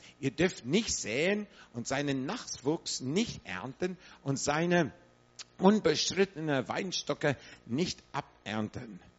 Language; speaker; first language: German; non-native, fluent; English